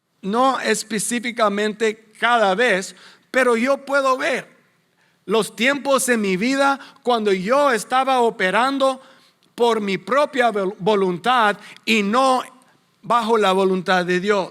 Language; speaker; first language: Spanish; non-native, fluent; English